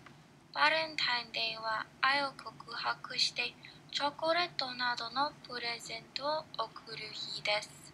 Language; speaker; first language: Japanese; non-native, learner; English